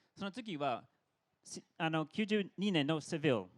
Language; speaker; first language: Japanese; non-native, fluent; English